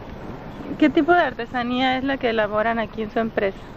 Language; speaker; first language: Spanish; native; Spanish